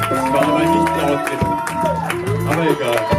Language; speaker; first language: German; non-native, learner; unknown